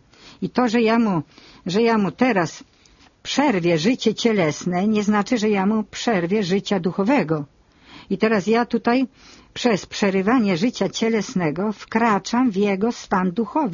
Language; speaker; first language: Polish; native; Polish